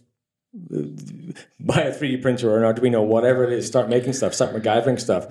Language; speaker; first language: English; native; English